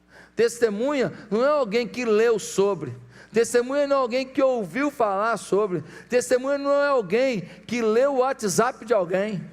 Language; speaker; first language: Portuguese; native; Portuguese